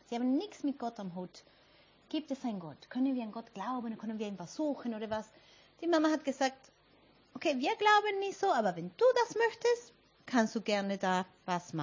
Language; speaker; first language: German; non-native, fluent; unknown